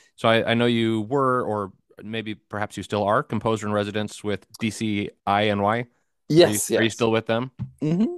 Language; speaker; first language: English; native; English